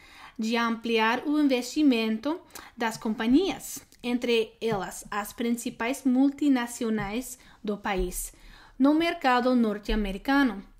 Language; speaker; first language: Portuguese; non-native, learner; English